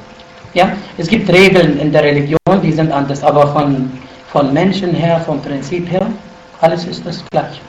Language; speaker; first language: German; non-native, fluent; Arabic